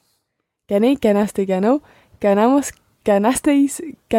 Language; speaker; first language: Spanish; non-native, learner; English